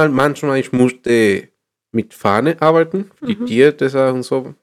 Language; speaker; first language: German; non-native, learner; Spanish